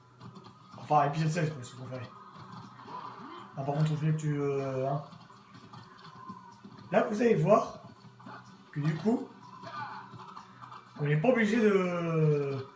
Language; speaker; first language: French; native; French